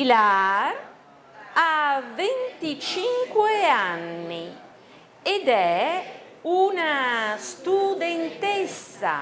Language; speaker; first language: Italian; non-native, fluent; Chinese